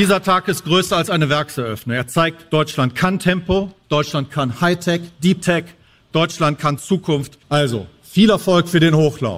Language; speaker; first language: German; native; German